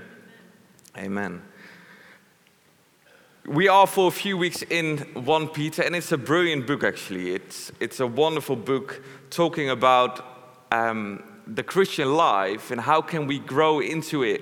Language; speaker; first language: English; non-native, fluent; Dutch